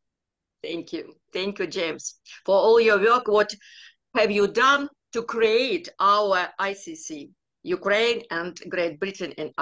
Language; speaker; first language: English; non-native, learner; Ukrainian